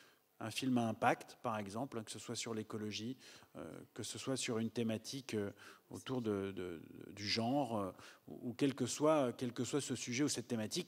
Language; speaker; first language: French; native; French